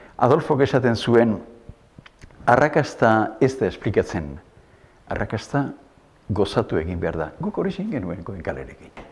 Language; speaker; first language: Basque; native; Basque